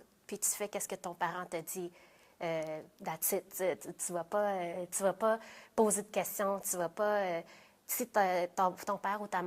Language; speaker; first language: French; early bilingual, other home language; Vietnamese